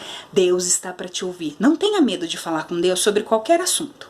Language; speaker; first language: Portuguese; native; Portuguese